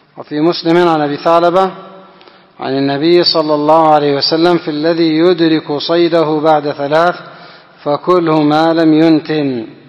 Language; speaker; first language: Arabic; non-native, fluent; Indonesian